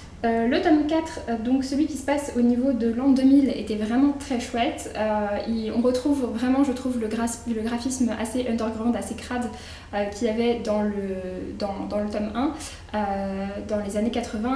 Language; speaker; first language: French; native; French